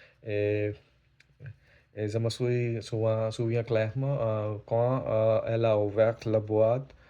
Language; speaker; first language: French; non-native, learner; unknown